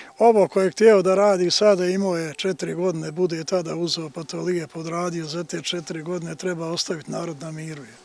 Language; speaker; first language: Bosnian; native; Bosnian